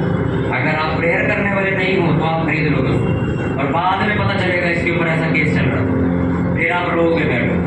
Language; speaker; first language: Hindi; native; Hindi